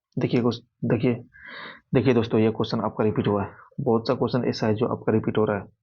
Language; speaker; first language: Hindi; native; Hindi